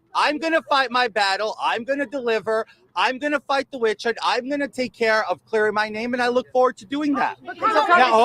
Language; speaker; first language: English; native; English